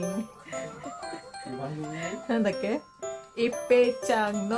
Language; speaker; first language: Japanese; non-native, fluent; Filipino